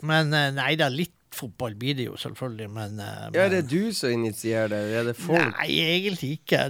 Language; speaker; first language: Norwegian; non-native, fluent; English